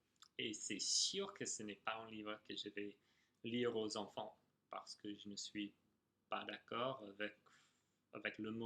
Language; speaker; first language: French; non-native, fluent; English